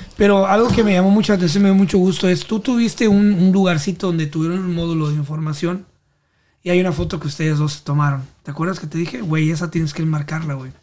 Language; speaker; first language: Spanish; native; Spanish